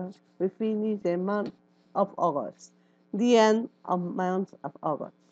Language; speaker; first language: English; non-native, learner; Spanish